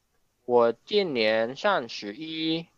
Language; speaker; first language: Chinese; non-native, learner; Indonesian